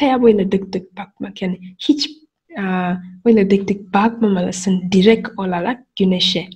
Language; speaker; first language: Turkish; non-native, learner; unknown